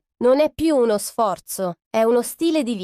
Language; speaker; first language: Italian; non-native, fluent; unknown